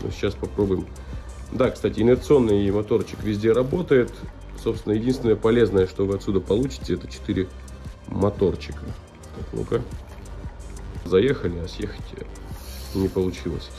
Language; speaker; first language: Russian; native; Russian